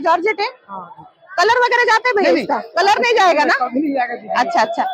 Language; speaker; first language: Hindi; non-native, local second language; Marathi